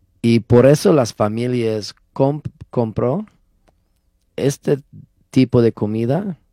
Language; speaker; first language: Spanish; non-native, learner; English